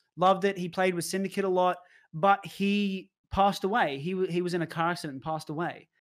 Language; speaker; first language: English; native; English